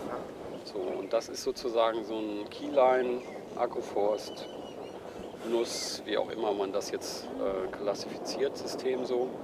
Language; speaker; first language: German; native; German